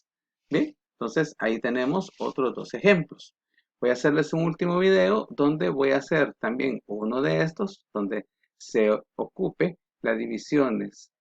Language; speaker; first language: Spanish; native; Spanish